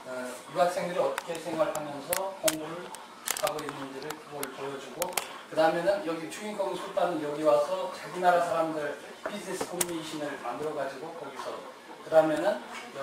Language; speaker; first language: Korean; non-native, fluent; Kyrgyz